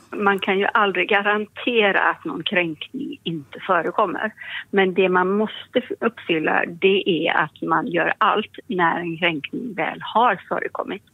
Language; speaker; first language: Swedish; native; Swedish